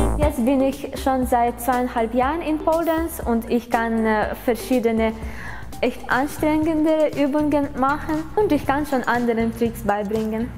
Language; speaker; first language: German; non-native, fluent; Ukrainian